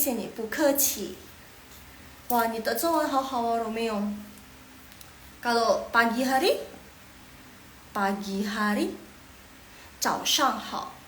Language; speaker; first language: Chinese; non-native, fluent; Indonesian